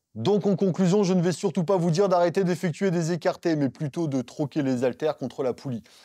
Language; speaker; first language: French; native; French